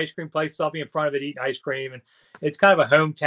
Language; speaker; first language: English; native; English